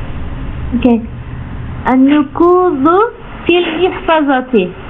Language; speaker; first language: Arabic; non-native, learner; Turkish